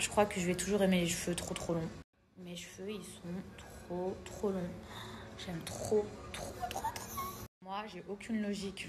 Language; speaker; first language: French; native; French